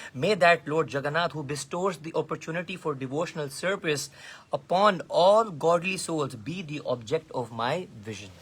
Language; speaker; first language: English; non-native, local second language; Hindi